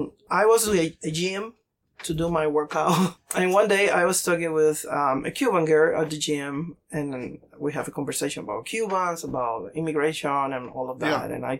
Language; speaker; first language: English; non-native, learner; Spanish